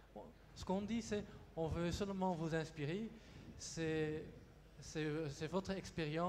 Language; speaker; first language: French; non-native, local second language; Dutch